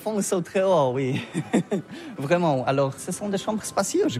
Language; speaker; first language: French; non-native, learner; Polish